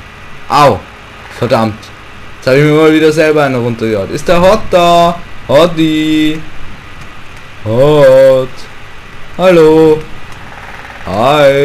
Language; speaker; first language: German; native; German